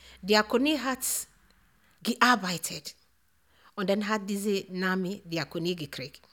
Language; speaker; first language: German; non-native, learner; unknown